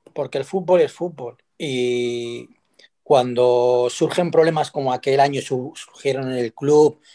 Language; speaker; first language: Spanish; native; Spanish